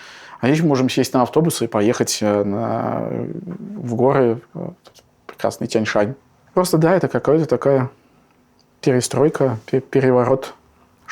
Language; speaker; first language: Russian; native; Russian